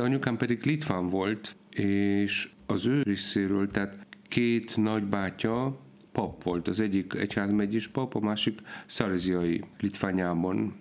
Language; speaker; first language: Hungarian; non-native, fluent; Polish